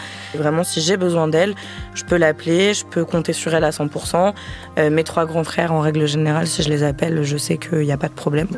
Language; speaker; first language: French; native; French